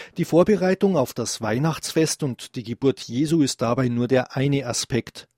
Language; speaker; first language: German; native; German